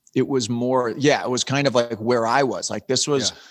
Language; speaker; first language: English; native; English